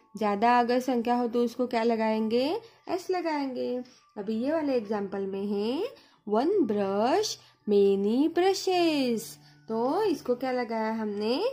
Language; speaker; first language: Hindi; non-native, local second language; Marathi